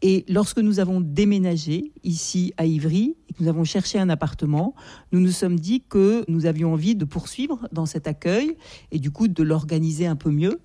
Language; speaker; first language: French; native; French